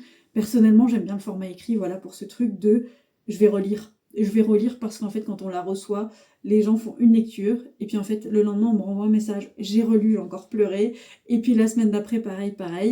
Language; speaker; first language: French; native; French